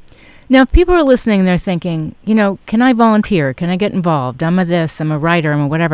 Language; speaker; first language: English; native; English